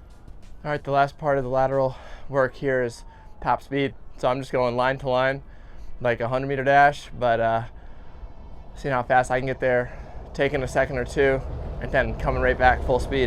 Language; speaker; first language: English; native; English